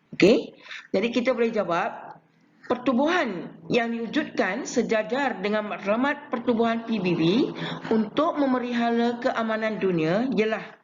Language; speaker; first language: Malay; non-native, local second language; Chinese